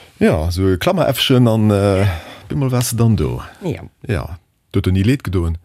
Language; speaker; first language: Luxembourgish; native; Luxembourgish